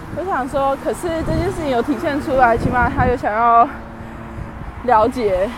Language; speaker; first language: Chinese; native; Chinese